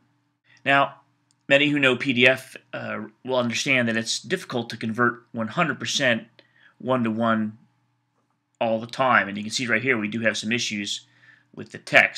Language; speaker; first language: English; native; English